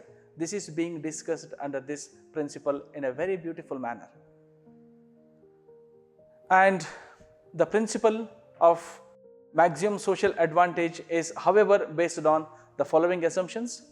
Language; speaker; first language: English; non-native, local second language; Kannada